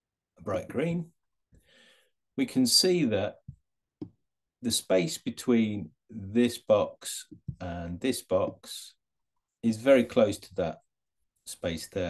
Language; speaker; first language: English; native; English